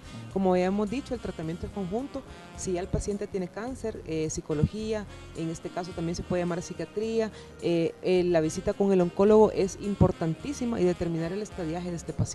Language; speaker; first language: Spanish; native; Spanish